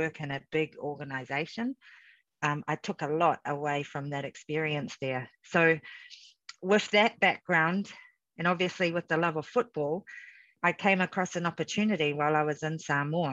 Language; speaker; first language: English; native; English